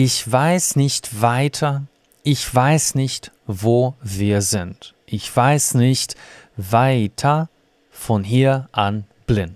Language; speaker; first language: German; non-native, fluent; Russian